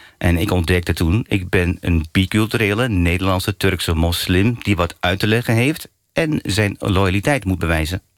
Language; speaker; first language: Dutch; early bilingual, other home language; Turkish